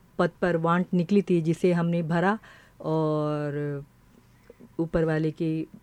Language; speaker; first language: Hindi; native; Hindi